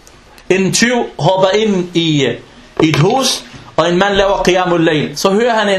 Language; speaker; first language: Danish; non-native, fluent; Arabic